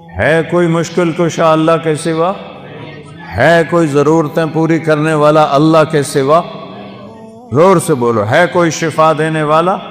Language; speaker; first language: Urdu; non-native, local second language; Saraiki